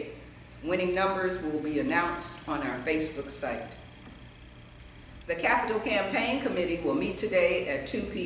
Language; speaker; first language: English; native; English